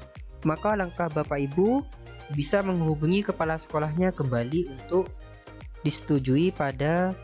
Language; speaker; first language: Indonesian; native; Indonesian